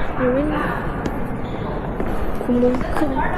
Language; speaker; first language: Korean; non-native, fluent; Vietnamese